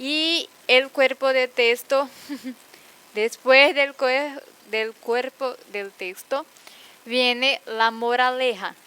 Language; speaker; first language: Spanish; non-native, fluent; Portuguese